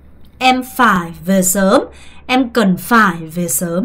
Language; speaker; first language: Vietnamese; non-native, fluent; Korean